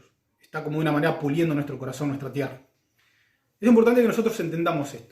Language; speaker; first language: Spanish; native; Spanish